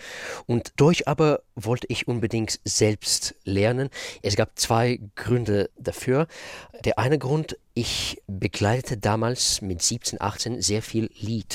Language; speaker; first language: German; non-native, fluent; Russian